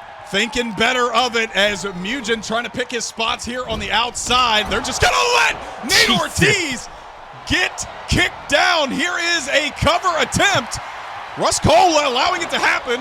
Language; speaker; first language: English; native; English